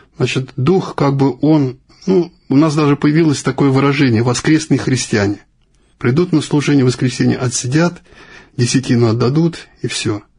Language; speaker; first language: Russian; native; Russian